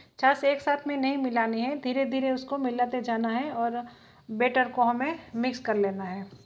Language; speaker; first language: Hindi; non-native, local second language; Gujarati